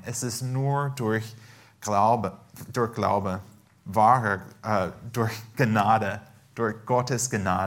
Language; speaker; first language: German; non-native, fluent; English